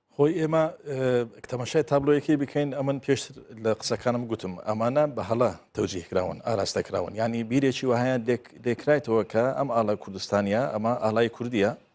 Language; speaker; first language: Central Kurdish; non-native, local second language; Turkish